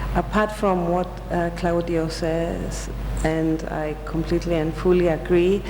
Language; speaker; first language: English; non-native, local second language; Greek